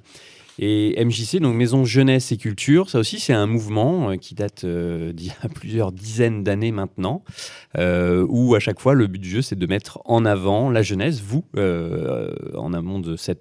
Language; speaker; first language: French; native; French